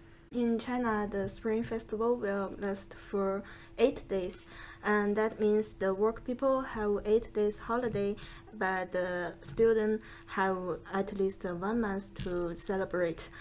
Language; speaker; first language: English; non-native, fluent; Chinese